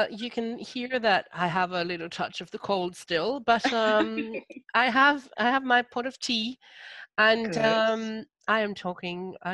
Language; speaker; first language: English; native; English